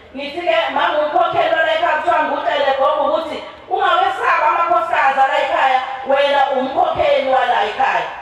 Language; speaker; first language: Zulu; native; Zulu